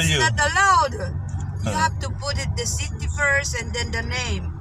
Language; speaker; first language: English; non-native, local second language; Filipino